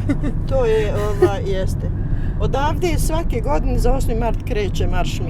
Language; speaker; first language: Bosnian; native; Bosnian